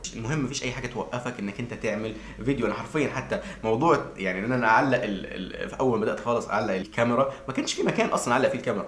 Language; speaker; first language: Arabic; native; Arabic